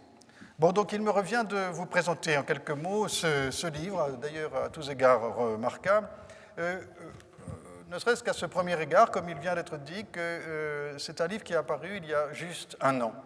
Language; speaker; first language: French; native; French